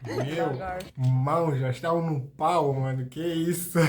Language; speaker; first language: Portuguese; native; Portuguese